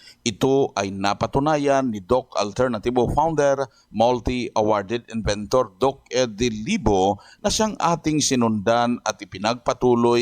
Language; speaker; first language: Filipino; native; Filipino